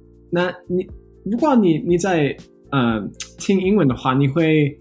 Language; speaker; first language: Chinese; non-native, learner; English